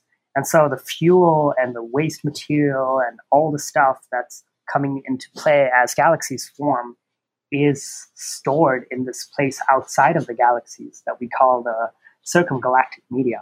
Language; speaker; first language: English; non-native, local second language; Bangla